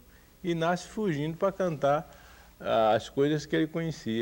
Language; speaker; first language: Portuguese; native; Portuguese